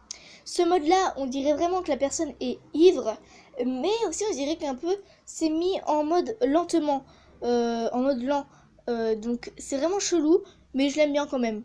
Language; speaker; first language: French; native; French